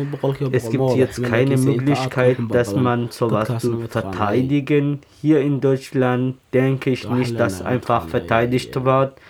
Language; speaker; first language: German; non-native, learner; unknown